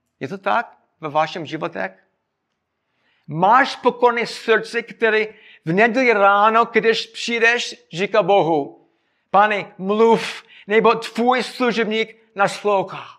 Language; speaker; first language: Czech; non-native, fluent; English